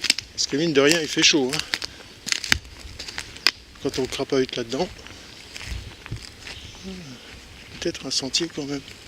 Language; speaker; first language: French; native; French